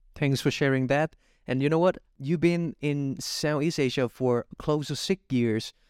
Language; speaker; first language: English; non-native, fluent; Vietnamese